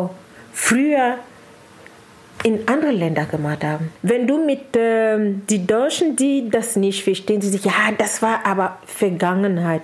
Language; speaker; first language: German; non-native, learner; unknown